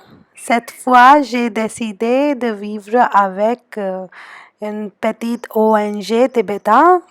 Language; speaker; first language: French; non-native, fluent; Hindi